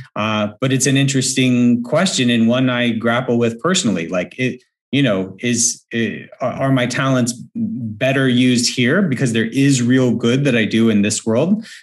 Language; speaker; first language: English; native; English